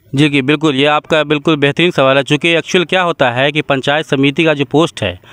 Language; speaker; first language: Hindi; native; Hindi